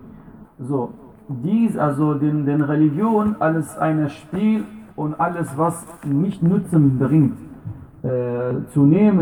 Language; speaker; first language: German; non-native, fluent; Arabic